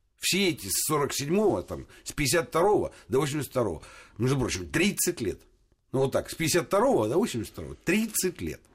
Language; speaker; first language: Russian; native; Russian